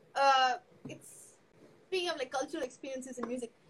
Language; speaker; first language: English; non-native, local second language; Tamil